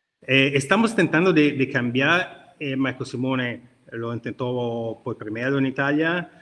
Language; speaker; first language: Spanish; non-native, learner; Italian